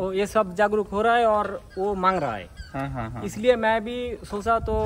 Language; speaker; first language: Hindi; non-native, local second language; Bangla